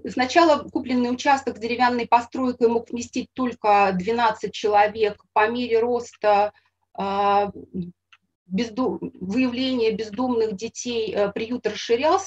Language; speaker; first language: Russian; native; Russian